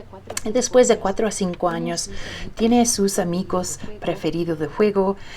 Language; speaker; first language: Spanish; early bilingual, heritage; Spanish